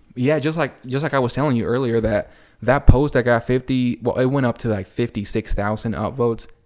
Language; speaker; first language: English; early bilingual, other home language; Spanish